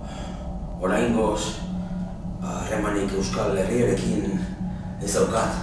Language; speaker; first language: Basque; non-native, learner; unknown